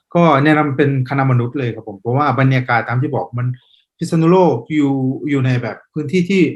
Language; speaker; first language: Thai; non-native, fluent; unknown